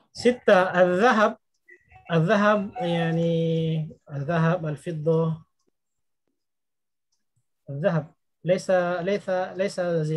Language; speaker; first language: Arabic; non-native, fluent; Indonesian